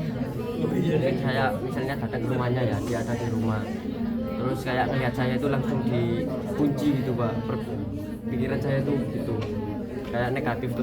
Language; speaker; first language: Indonesian; native; Indonesian